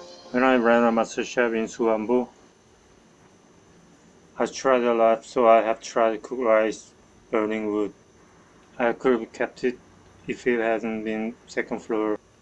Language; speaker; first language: English; non-native, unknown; Korean